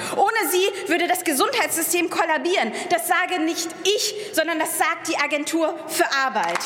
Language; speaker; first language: German; early bilingual, other home language; Persian